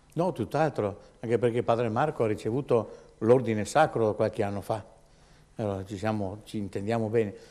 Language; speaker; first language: Italian; native; Italian